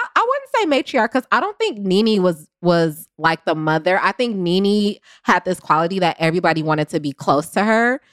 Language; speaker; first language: English; native; English